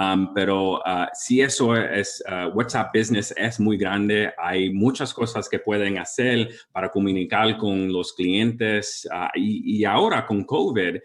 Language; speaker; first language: Spanish; early bilingual, heritage; English